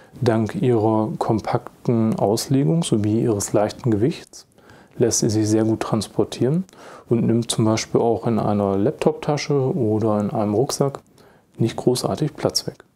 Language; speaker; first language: German; native; German